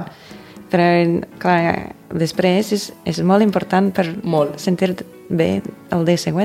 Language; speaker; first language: Catalan; non-native, fluent; English